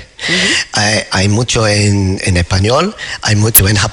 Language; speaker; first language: Spanish; non-native, learner; English